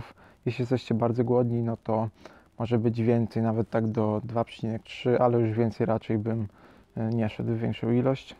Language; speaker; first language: Polish; native; Polish